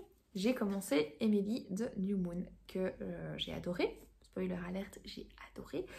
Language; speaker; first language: French; native; French